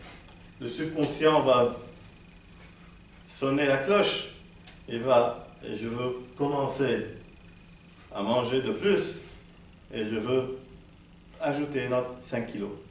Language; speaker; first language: French; non-native, local second language; Arabic